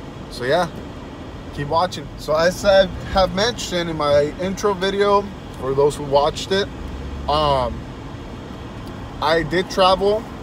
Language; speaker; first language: English; early bilingual, other home language; Spanish